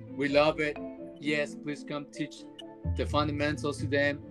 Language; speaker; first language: English; early bilingual, other home language; Spanish